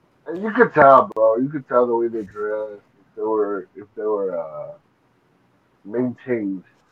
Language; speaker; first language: English; early bilingual, other home language; Spanish